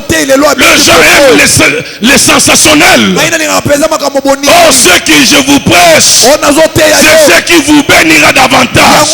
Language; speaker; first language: French; non-native, local second language; Lingala